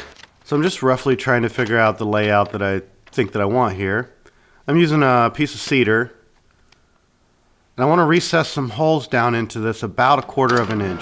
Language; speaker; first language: English; native; English